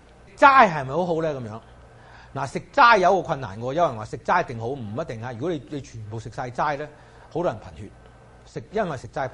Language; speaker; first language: Chinese; native; Chinese